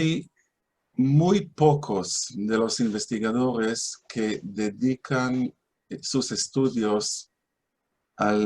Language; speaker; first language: Spanish; non-native, fluent; Hebrew